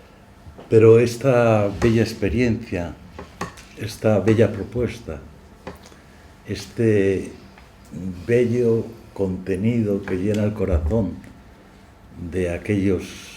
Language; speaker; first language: Spanish; native; Spanish